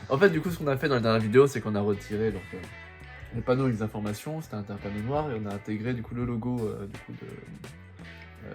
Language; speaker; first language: French; native; French